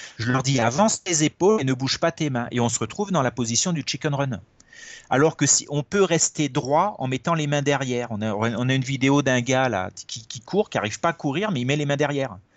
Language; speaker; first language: French; native; French